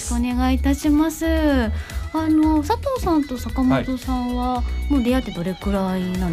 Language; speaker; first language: Japanese; native; Japanese